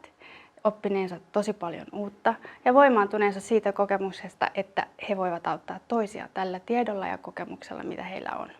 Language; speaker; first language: Finnish; native; Finnish